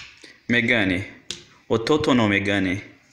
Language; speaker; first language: Japanese; non-native, learner; Portuguese